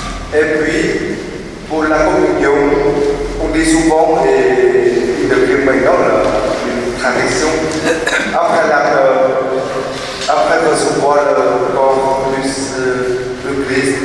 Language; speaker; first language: French; non-native, fluent; Vietnamese